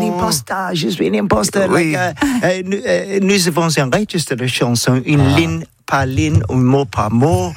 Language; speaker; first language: French; non-native, learner; English